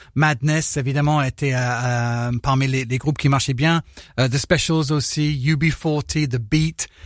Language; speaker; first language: French; non-native, fluent; English